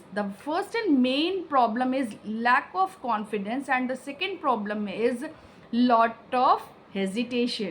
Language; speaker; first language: English; non-native, local second language; Hindi